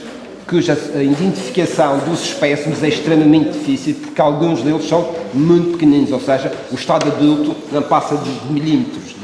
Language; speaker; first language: Portuguese; native; Portuguese